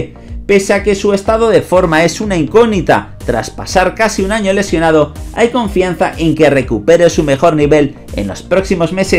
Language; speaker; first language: Spanish; native; Spanish